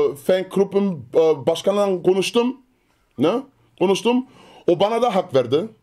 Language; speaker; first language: Turkish; early bilingual, other home language; German